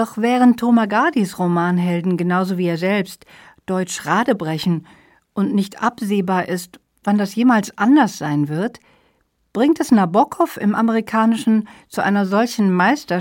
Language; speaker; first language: German; native; German